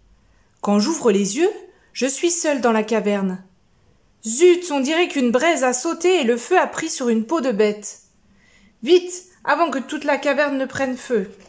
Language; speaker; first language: French; native; French